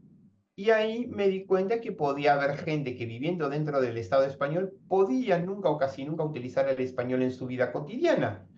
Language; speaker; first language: Spanish; native; Spanish